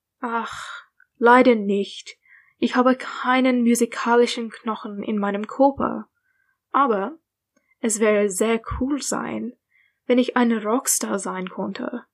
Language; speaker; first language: German; non-native, learner; English